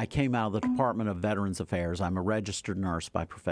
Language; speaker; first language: English; native; English